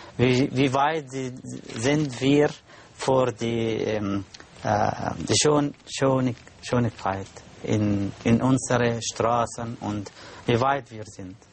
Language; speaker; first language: German; non-native, learner; Arabic